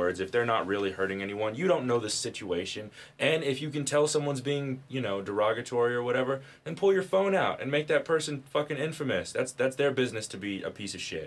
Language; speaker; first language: English; native; English